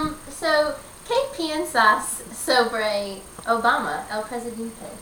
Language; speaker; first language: Spanish; non-native, learner; English